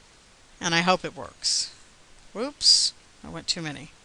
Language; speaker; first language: English; native; English